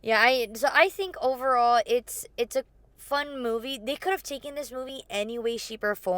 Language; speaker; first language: English; native; English